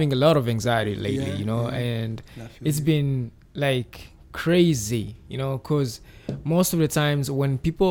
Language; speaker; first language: English; non-native, local second language; Kinyarwanda